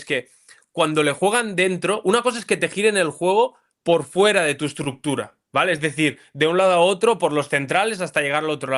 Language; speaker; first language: Spanish; native; Spanish